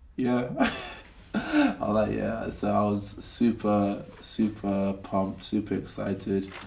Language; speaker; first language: English; native; English